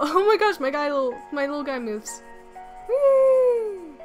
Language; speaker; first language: English; native; English